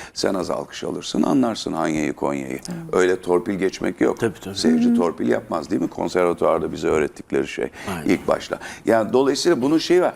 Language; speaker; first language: Turkish; native; Turkish